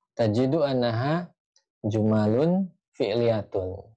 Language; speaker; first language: Arabic; non-native, fluent; Indonesian